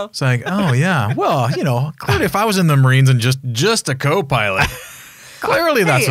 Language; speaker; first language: English; native; English